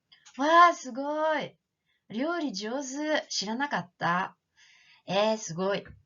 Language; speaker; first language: Japanese; non-native, fluent; French